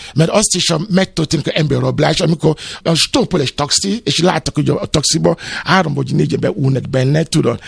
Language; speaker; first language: Hungarian; non-native, learner; Yoruba